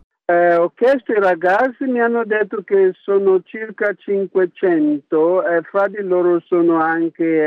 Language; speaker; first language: Italian; non-native, local second language; English